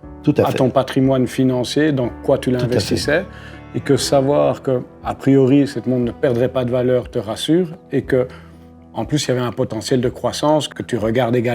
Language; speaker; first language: French; native; French